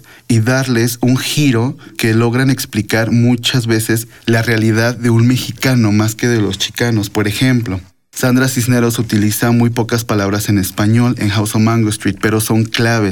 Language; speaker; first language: Spanish; native; Spanish